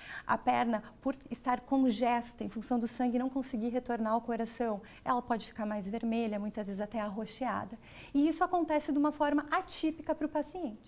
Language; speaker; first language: Portuguese; native; Portuguese